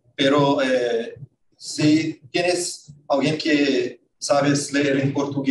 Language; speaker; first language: Spanish; non-native, fluent; Portuguese